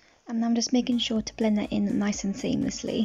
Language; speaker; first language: English; native; English